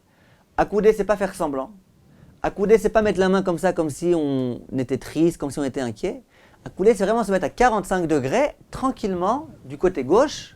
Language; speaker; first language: French; native; French